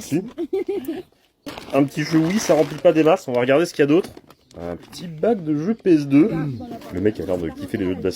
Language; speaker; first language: French; native; French